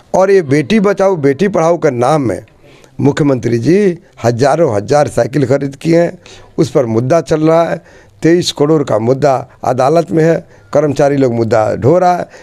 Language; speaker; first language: Hindi; non-native, local second language; Bhojpuri